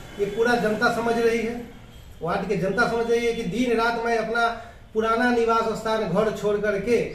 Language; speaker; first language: Hindi; native; Hindi